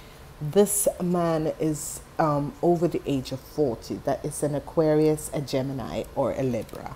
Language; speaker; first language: English; non-native, fluent; Dutch